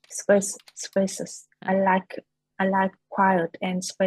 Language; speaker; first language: English; non-native, learner; Vietnamese